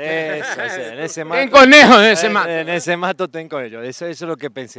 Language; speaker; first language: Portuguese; non-native, learner; Spanish